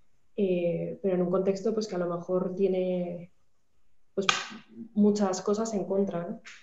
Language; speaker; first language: Spanish; native; Spanish